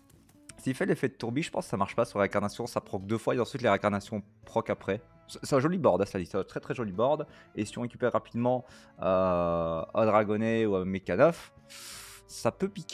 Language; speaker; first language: French; native; French